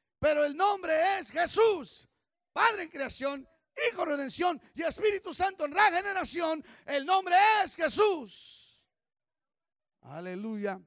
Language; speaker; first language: Spanish; early bilingual, heritage; Spanish